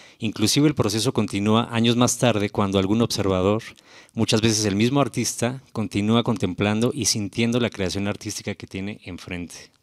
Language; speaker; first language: Spanish; native; Spanish